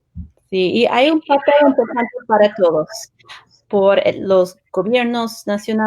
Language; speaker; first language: Spanish; non-native, fluent; English